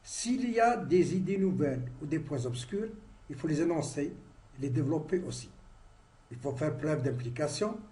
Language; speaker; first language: French; non-native, local second language; Arabic